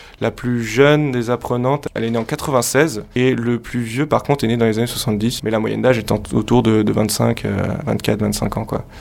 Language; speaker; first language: French; native; French